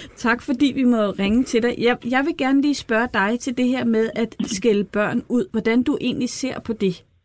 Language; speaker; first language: Danish; native; Danish